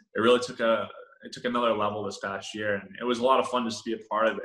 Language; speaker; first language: English; native; English